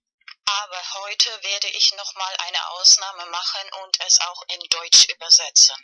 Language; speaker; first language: German; non-native, learner; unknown